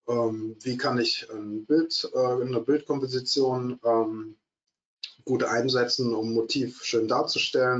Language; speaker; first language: German; native; German